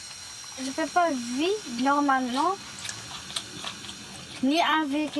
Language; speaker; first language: French; non-native, learner; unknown